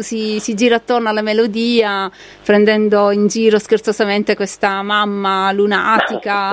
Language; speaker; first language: Italian; native; Italian